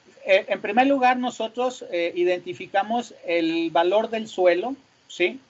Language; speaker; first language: Spanish; native; Spanish